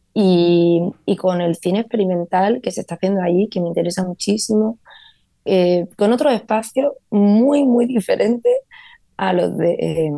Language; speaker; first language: Spanish; native; Spanish